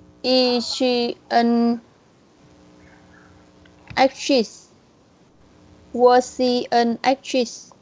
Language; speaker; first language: English; non-native, learner; Vietnamese